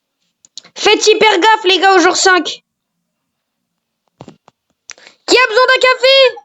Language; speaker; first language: French; native; French